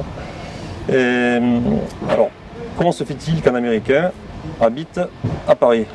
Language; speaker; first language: French; native; French